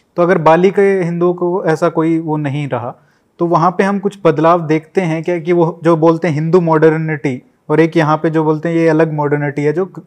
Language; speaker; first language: Hindi; native; Hindi